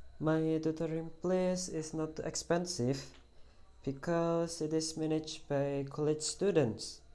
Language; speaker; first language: English; non-native, learner; Indonesian